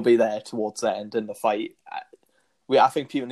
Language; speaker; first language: English; native; English